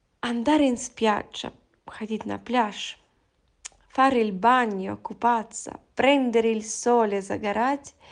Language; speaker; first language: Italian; non-native, fluent; Russian